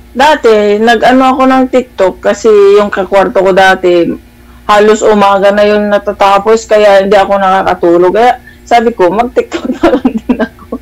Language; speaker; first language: Filipino; non-native, local second language; Iloko